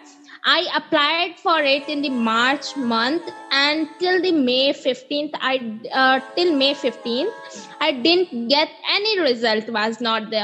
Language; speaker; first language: English; non-native, local second language; Hindi